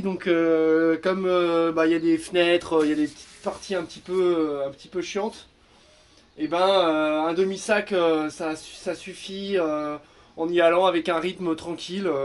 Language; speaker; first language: French; native; French